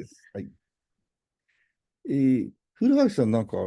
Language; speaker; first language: Japanese; native; Japanese